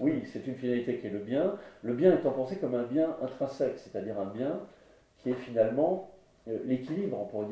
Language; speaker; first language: French; native; French